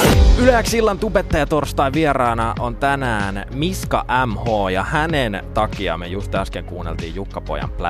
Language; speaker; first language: Finnish; native; Finnish